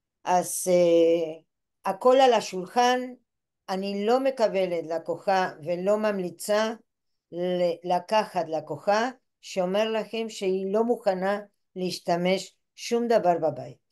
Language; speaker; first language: Hebrew; non-native, fluent; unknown